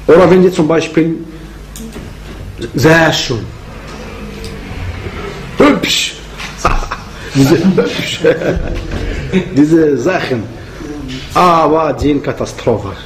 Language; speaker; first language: German; non-native, fluent; Arabic